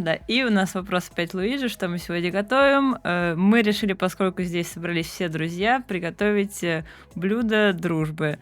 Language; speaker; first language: Russian; native; Russian